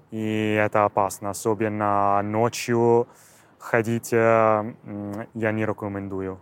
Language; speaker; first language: Russian; non-native, fluent; Italian